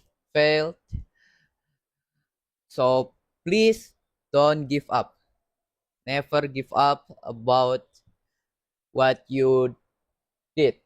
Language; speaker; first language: English; non-native, learner; Indonesian